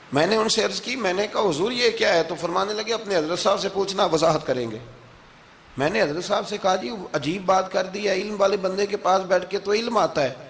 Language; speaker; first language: Urdu; non-native, local second language; Punjabi